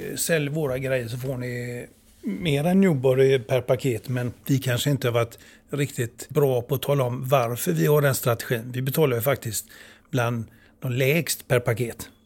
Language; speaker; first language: Swedish; native; Swedish